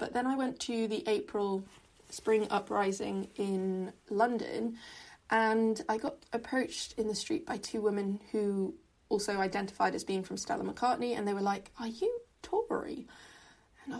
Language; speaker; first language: English; non-native, local second language; Cantonese